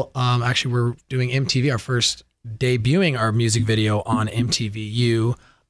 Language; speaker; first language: English; native; English